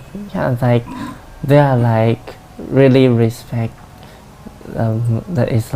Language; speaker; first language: English; non-native, learner; Chinese